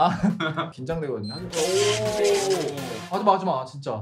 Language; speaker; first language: Korean; native; Korean